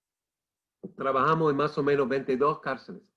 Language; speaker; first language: Spanish; non-native, fluent; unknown